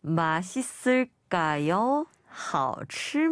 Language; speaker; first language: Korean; non-native, learner; Chinese